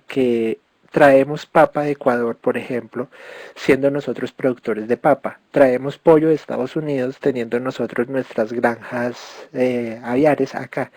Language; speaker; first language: Spanish; native; Spanish